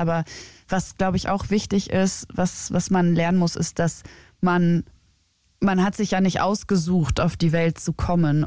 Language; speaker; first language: German; native; German